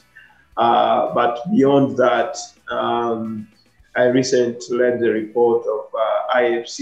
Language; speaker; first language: English; non-native, local second language; Swahili